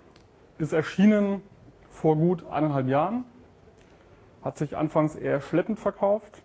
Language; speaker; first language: German; native; German